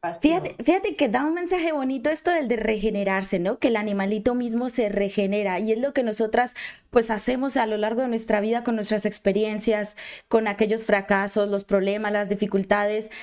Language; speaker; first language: Spanish; native; Spanish